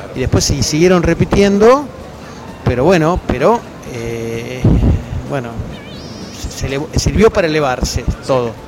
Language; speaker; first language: Spanish; native; Spanish